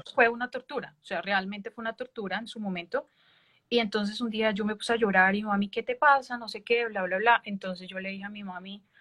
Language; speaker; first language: Spanish; native; Spanish